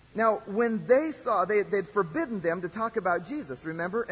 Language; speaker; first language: English; native; English